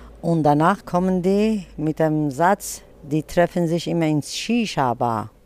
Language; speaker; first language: German; early bilingual, other home language; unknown